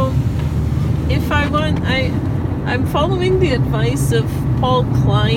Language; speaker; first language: English; native; English